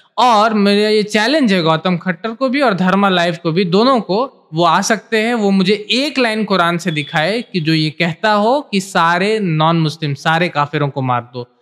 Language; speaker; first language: Hindi; native; Hindi